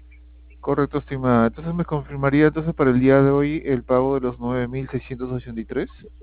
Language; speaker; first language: Spanish; native; Spanish